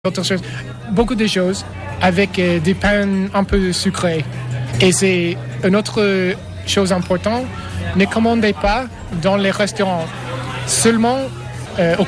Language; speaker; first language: French; non-native, learner; English